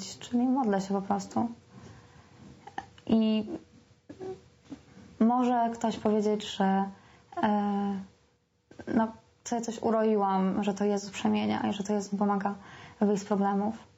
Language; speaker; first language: Polish; native; Polish